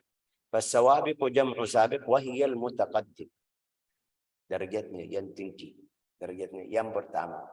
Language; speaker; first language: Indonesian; non-native, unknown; Arabic